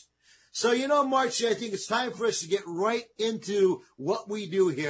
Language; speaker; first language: English; native; English